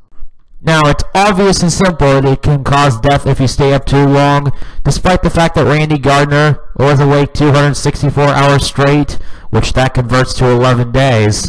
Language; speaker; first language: English; native; English